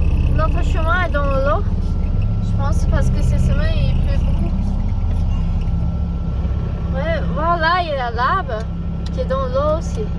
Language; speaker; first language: French; non-native, learner; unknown